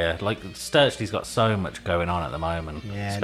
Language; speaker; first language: English; native; English